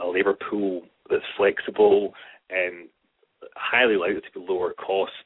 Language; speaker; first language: English; native; English